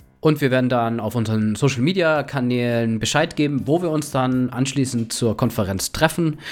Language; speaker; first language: German; native; German